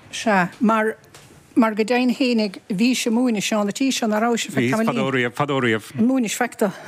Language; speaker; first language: Irish; native; Irish